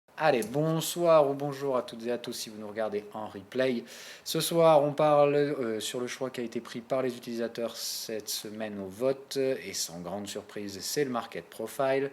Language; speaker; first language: French; native; French